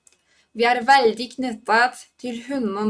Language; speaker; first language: Norwegian; non-native, fluent; Polish